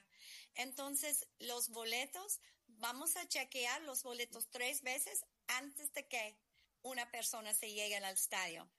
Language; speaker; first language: Spanish; non-native, fluent; English